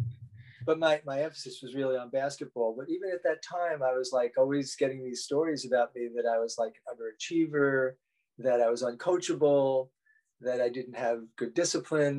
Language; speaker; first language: English; native; English